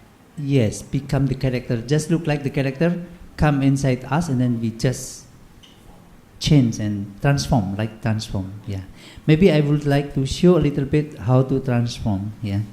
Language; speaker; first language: English; non-native, learner; Indonesian